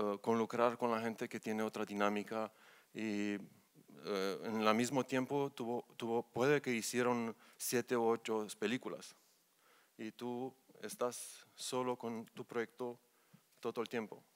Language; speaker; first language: Spanish; non-native, learner; Romanian